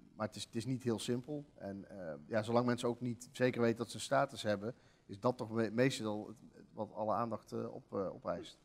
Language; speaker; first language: Dutch; native; Dutch